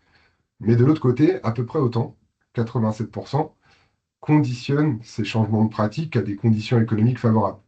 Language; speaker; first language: French; native; French